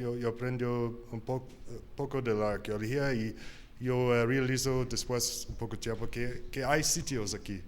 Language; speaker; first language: Spanish; non-native, learner; English